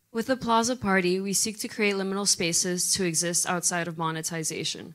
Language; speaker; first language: English; native; English